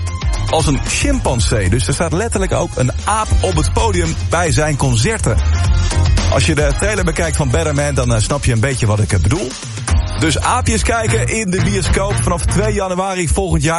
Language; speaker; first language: Dutch; native; Dutch